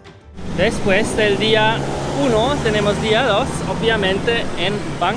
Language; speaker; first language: Spanish; non-native, learner; German